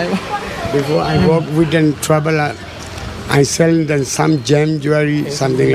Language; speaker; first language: English; non-native, learner; Burmese